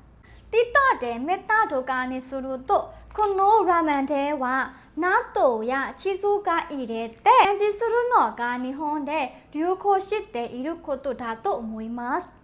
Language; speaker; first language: Japanese; non-native, learner; Burmese